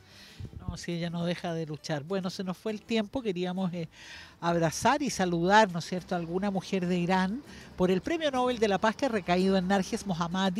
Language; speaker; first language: Spanish; native; Spanish